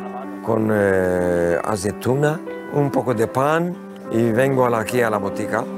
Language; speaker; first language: Spanish; early bilingual, heritage; Ladino